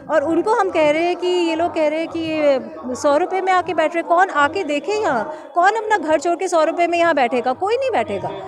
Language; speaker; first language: Hindi; non-native, local second language; Bangla